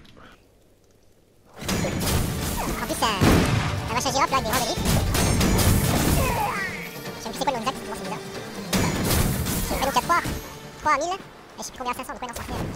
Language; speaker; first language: French; native; French